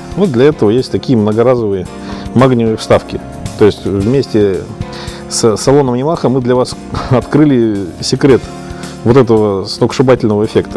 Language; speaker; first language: Russian; native; Russian